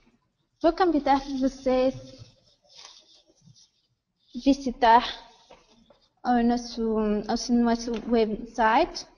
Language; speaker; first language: Portuguese; non-native, fluent; Spanish